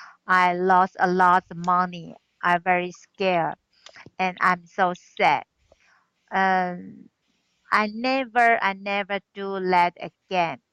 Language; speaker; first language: English; non-native, learner; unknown